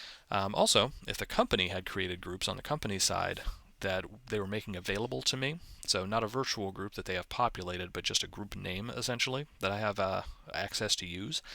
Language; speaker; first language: English; native; English